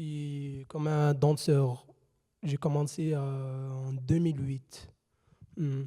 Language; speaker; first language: French; non-native, fluent; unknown